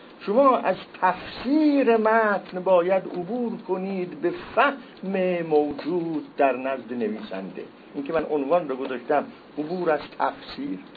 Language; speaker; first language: Persian; non-native, local second language; Azerbaijani